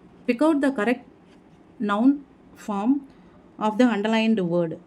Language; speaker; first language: English; non-native, local second language; Tamil